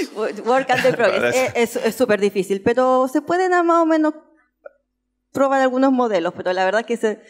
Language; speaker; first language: Spanish; native; Spanish